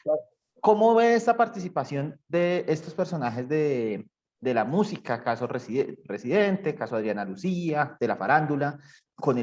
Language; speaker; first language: Spanish; native; Spanish